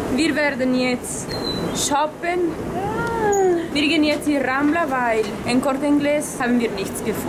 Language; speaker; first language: German; early bilingual, other home language; Spanish